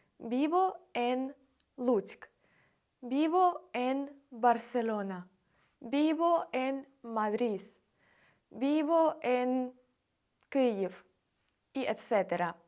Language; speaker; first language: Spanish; non-native, fluent; Ukrainian